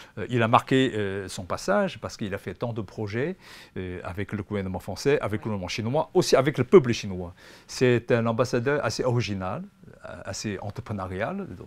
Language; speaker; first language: French; non-native, fluent; Chinese